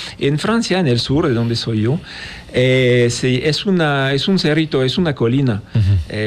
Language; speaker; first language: Spanish; non-native, fluent; French